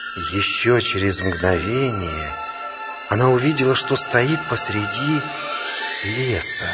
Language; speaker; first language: Russian; native; Russian